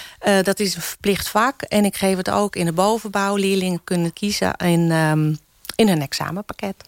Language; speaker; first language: Dutch; non-native, local second language; Western Frisian